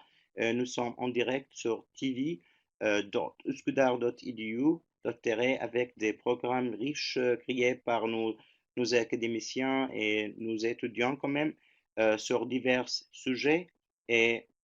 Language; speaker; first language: French; non-native, fluent; Turkish